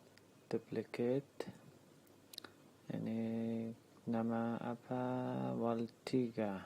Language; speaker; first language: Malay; non-native, learner; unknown